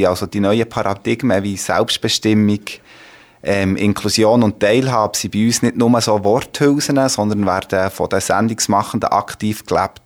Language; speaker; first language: German; native; German